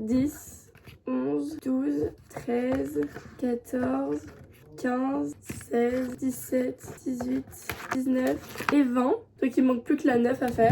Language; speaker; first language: French; native; French